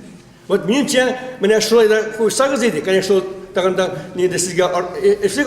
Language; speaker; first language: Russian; non-native, local second language; Tatar